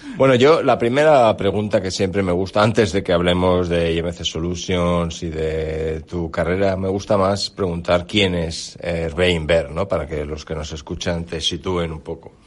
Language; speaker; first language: Spanish; native; Spanish